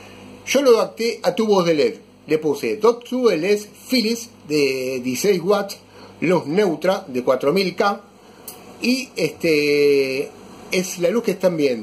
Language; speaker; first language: Spanish; native; Spanish